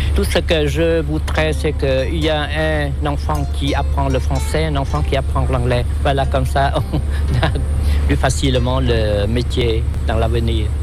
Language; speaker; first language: French; non-native, local second language; Vietnamese